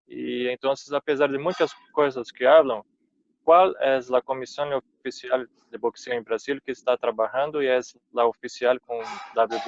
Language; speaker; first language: Spanish; non-native, fluent; Portuguese